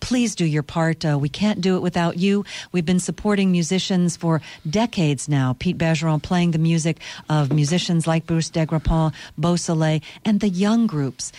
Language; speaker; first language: English; early bilingual, other home language; French